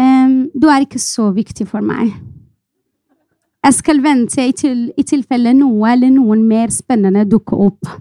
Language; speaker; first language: Norwegian; non-native, fluent; Arabic